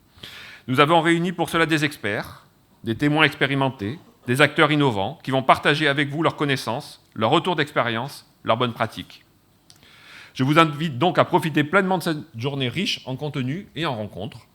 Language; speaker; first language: French; native; French